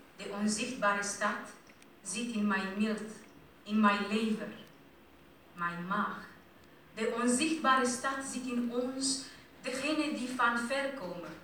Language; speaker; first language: Dutch; non-native, fluent; Romanian